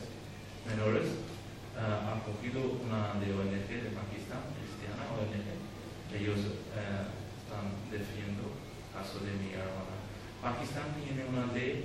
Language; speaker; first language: Spanish; non-native, learner; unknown